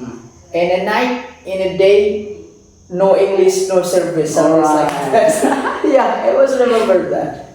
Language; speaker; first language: English; non-native, fluent; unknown